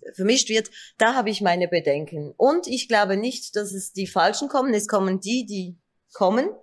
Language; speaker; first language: German; early bilingual, other home language; Kurdish